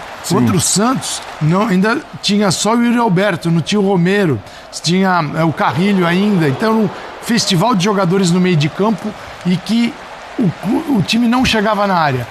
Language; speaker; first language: Portuguese; native; Portuguese